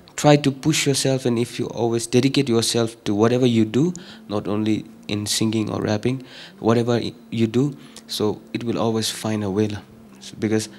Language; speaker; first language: English; non-native, fluent; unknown